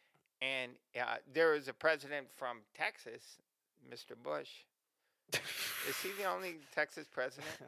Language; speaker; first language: English; native; English